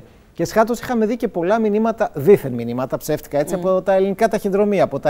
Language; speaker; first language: Greek; native; Greek